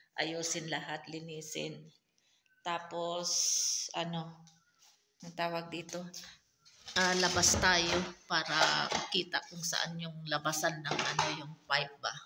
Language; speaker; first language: Filipino; native; Filipino